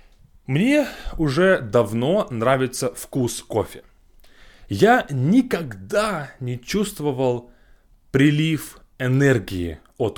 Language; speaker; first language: Russian; non-native, fluent; English